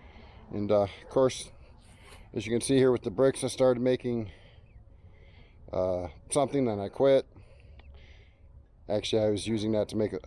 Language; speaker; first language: English; native; English